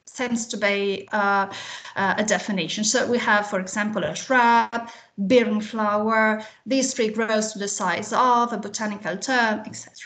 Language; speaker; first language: English; non-native, fluent; Italian